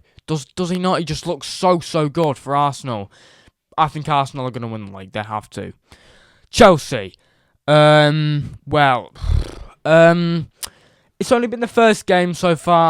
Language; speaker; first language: English; native; English